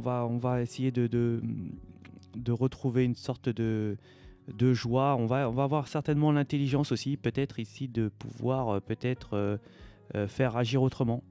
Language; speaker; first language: French; native; French